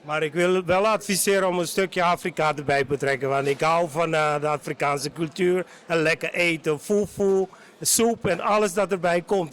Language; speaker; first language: Dutch; non-native, local second language; Papiamento